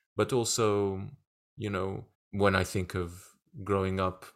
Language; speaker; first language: English; non-native, fluent; Turkish